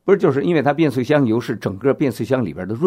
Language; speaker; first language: Chinese; native; Chinese